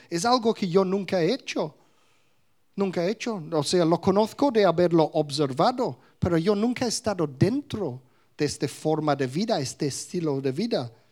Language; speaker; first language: Spanish; non-native, fluent; English